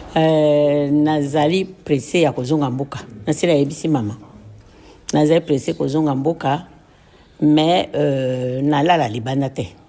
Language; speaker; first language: Lingala; non-native, local second language; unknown